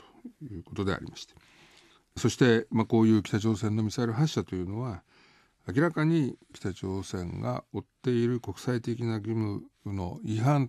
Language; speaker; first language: Japanese; native; Japanese